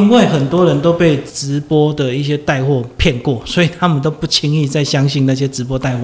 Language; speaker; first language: Chinese; native; Chinese